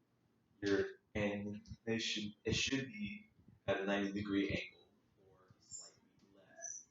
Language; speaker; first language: English; native; English